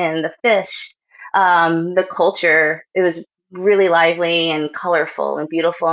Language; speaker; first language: English; native; English